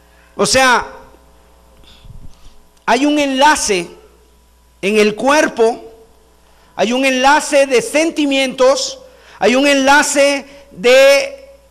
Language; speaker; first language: Spanish; native; Spanish